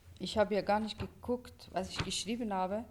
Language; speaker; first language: German; non-native, fluent; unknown